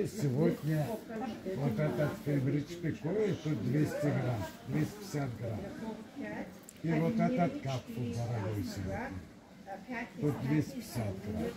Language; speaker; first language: Russian; non-native, local second language; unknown